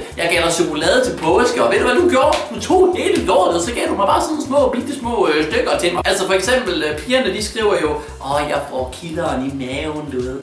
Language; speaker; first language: Danish; native; Danish